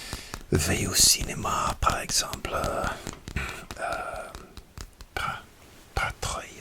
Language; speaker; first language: French; non-native, learner; English